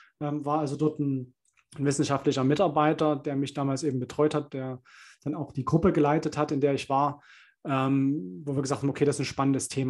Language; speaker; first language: German; native; German